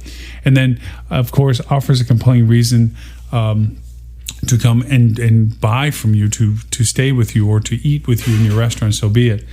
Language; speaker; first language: English; native; English